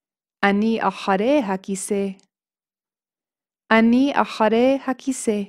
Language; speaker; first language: Hebrew; non-native, fluent; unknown